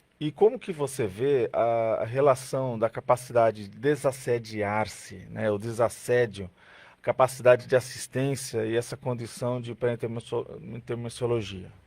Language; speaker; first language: Portuguese; native; Portuguese